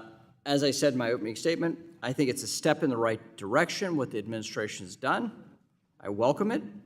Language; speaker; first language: English; native; English